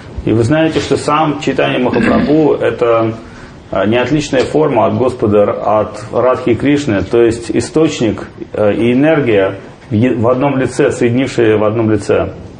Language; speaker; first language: Russian; native; Russian